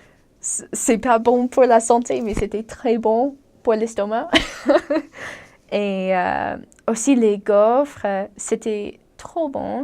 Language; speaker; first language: French; non-native, fluent; English